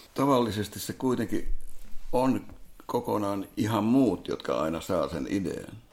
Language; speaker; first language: Finnish; non-native, local second language; Swedish